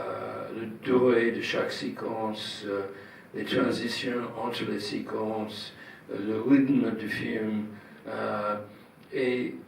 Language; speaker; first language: French; non-native, fluent; English